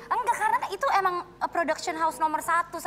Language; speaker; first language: Indonesian; native; Indonesian